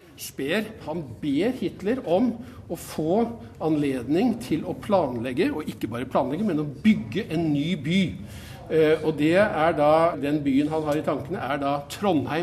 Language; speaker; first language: Norwegian; native; Norwegian